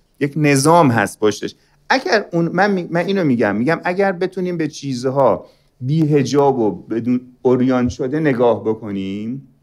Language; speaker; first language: Persian; native; Persian